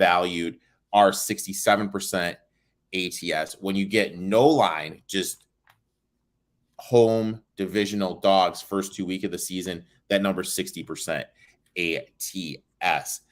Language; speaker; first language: English; native; English